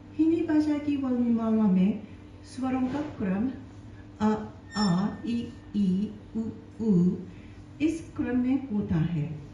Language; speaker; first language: Hindi; non-native, learner; Japanese